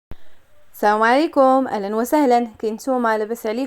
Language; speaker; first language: Arabic; native; Arabic